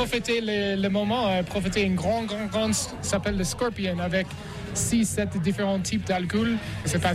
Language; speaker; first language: French; non-native, fluent; English